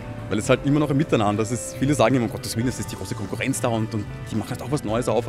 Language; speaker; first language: German; native; German